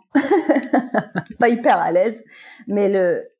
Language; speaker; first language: French; native; French